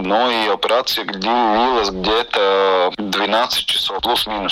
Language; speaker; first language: Russian; non-native, local second language; Latvian